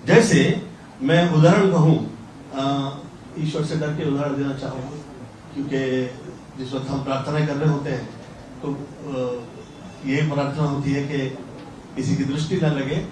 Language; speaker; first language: Hindi; non-native, local second language; Marathi